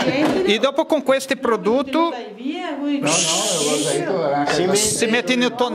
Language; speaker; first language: Italian; non-native, learner; Portuguese